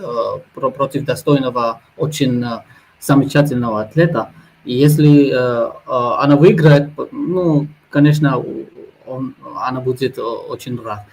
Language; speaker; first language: Russian; non-native, learner; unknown